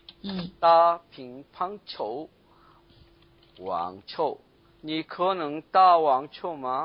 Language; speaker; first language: Chinese; non-native, learner; Korean